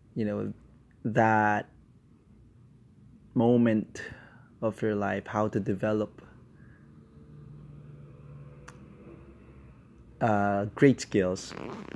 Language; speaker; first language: English; non-native, local second language; Filipino